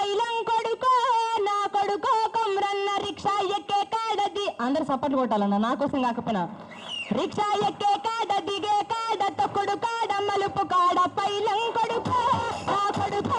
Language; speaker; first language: Telugu; native; Telugu